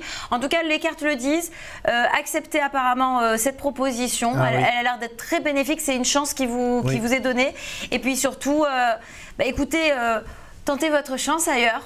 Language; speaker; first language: French; native; French